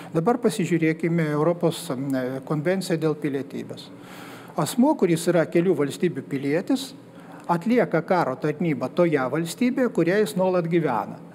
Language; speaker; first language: Lithuanian; native; Lithuanian